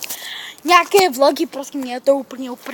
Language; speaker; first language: Czech; native; Czech